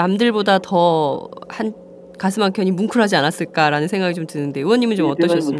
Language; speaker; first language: Korean; native; Korean